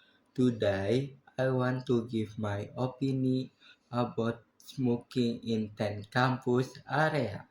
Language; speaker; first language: English; non-native, learner; Indonesian